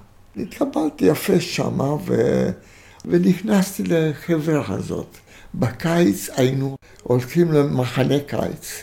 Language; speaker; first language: Hebrew; non-native, fluent; Romanian